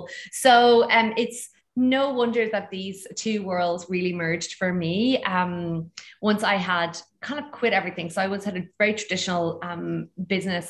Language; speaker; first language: English; native; English